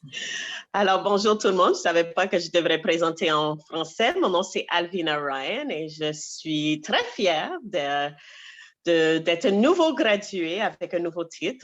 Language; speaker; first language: French; non-native, learner; English